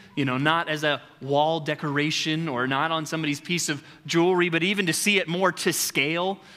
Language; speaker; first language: English; native; English